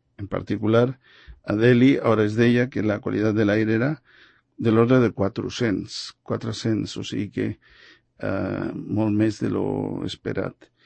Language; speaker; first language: Catalan; non-native, local second language; Spanish